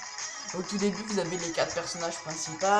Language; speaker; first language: French; native; French